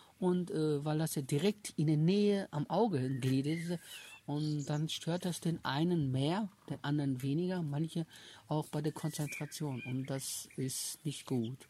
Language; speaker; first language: German; early bilingual, other home language; Turkish